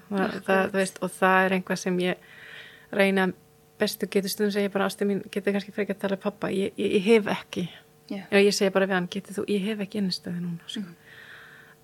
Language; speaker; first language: Icelandic; non-native, fluent; German